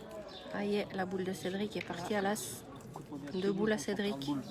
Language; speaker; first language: French; native; French